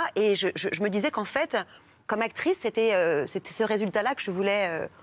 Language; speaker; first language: French; native; French